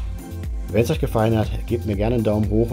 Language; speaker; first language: German; native; German